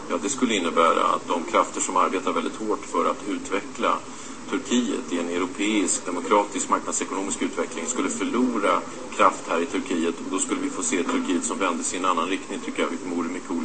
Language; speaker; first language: Swedish; native; Swedish